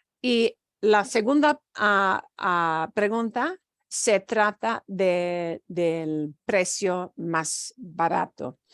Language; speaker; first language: Spanish; non-native, fluent; English